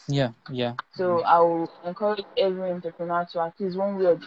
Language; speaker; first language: English; non-native, local second language; Igbo